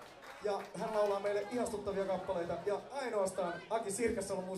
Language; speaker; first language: Finnish; native; Finnish